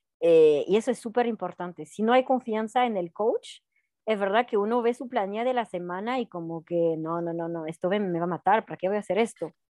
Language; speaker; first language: Spanish; non-native, fluent; French